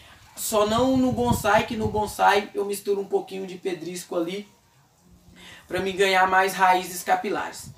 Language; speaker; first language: Portuguese; native; Portuguese